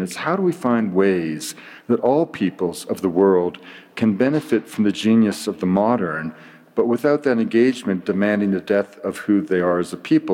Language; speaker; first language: English; native; English